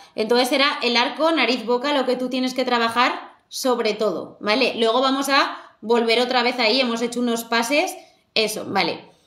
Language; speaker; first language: Spanish; native; Spanish